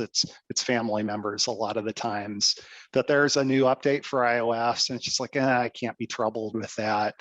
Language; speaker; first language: English; native; English